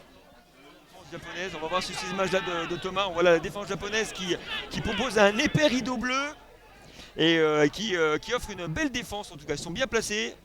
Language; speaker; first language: French; native; French